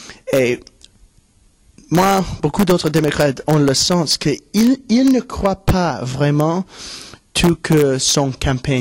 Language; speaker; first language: French; non-native, learner; English